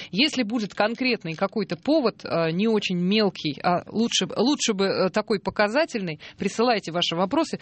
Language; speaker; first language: Russian; native; Russian